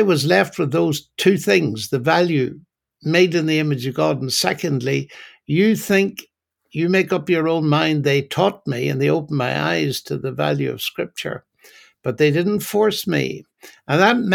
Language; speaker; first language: English; native; English